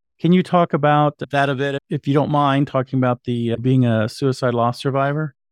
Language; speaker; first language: English; native; English